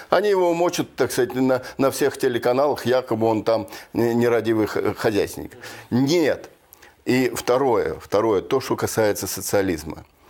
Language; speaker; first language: Russian; native; Russian